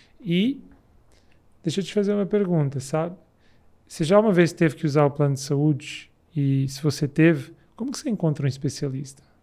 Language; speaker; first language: Portuguese; native; Portuguese